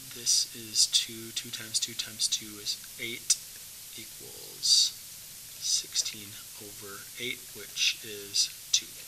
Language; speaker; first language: English; native; English